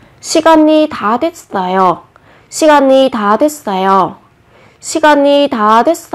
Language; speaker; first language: Korean; non-native, fluent; Vietnamese